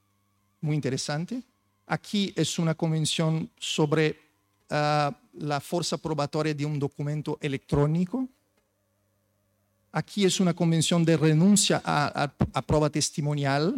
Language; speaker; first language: Spanish; non-native, fluent; Portuguese